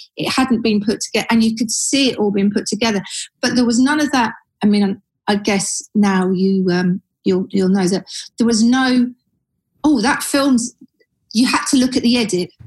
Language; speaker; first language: English; native; English